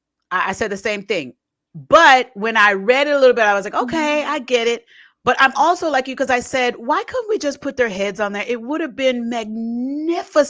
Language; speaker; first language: English; native; English